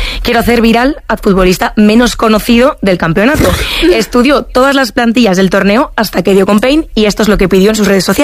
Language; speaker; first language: Spanish; native; Spanish